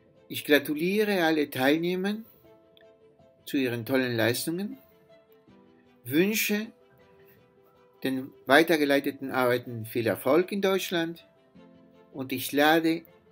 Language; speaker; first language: German; non-native, fluent; Spanish